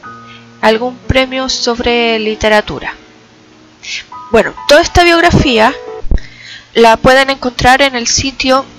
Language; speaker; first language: Spanish; native; Spanish